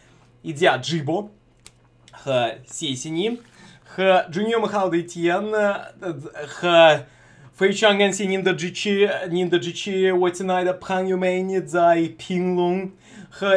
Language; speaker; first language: Chinese; non-native, learner; Russian